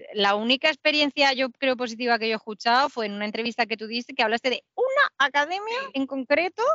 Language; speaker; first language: Spanish; native; Spanish